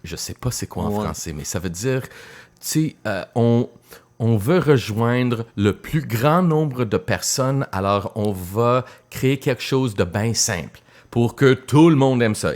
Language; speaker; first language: French; non-native, local second language; English